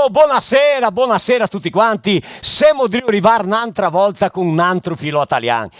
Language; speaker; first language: Italian; early bilingual, heritage; Italian